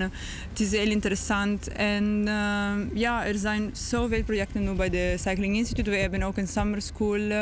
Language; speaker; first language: Dutch; non-native, learner; English